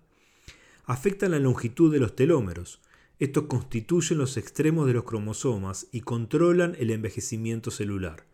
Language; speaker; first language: Spanish; native; Spanish